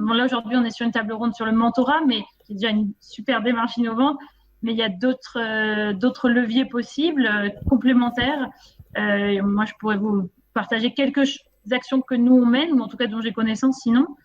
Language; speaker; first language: French; native; French